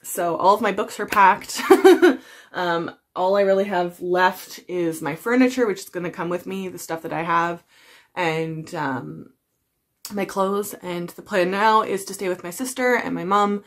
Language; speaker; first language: English; native; English